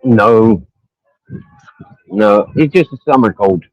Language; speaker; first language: English; native; English